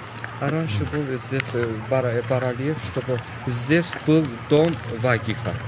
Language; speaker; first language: Russian; non-native, local second language; Azerbaijani